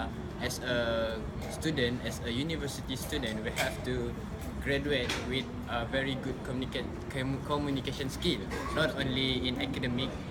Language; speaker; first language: English; non-native, local second language; Malay